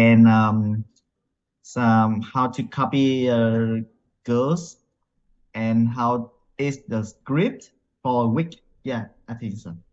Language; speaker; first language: English; non-native, learner; Vietnamese